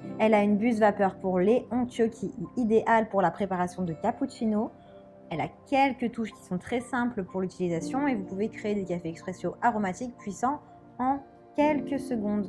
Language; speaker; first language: French; native; French